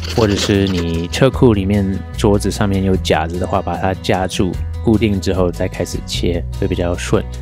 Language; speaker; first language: Chinese; non-native, fluent; English